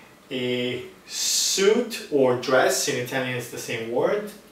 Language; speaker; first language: English; non-native, fluent; Italian